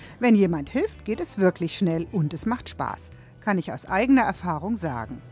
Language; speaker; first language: German; native; German